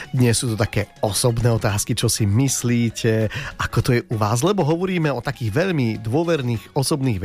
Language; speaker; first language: Slovak; native; Slovak